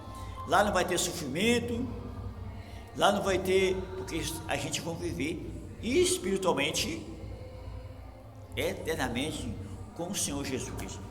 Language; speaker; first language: Portuguese; native; Portuguese